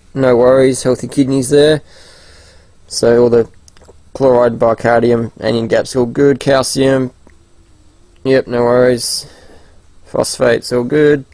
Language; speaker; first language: English; native; English